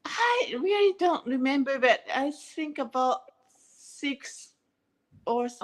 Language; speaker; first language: English; non-native, learner; Japanese